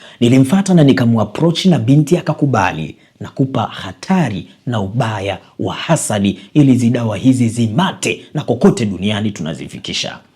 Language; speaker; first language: Swahili; native; Swahili